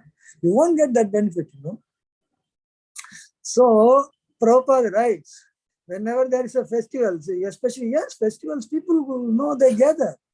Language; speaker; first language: English; non-native, local second language; Hindi